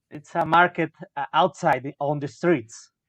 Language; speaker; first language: English; non-native, local second language; Spanish